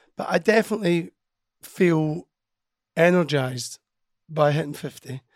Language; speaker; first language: English; native; English